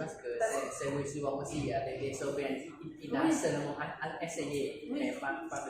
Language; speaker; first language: French; non-native, learner; Lao